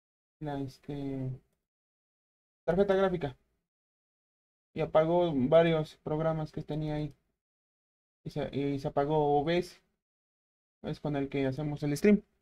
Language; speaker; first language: Spanish; native; Spanish